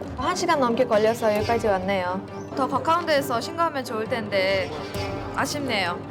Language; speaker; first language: Korean; non-native, fluent; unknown